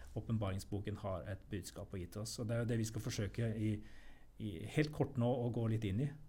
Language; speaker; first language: Norwegian; native; Norwegian